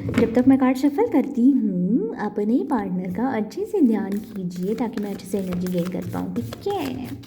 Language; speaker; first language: Hindi; non-native, local second language; Marathi